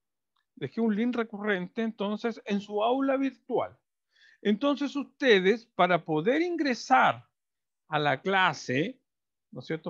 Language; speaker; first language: Spanish; native; Spanish